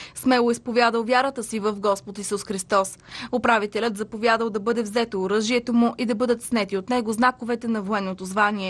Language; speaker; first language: Bulgarian; native; Bulgarian